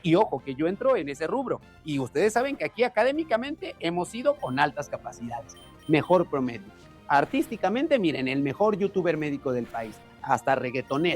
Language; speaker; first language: Spanish; native; Spanish